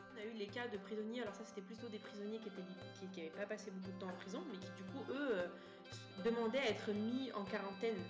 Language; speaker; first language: French; native; French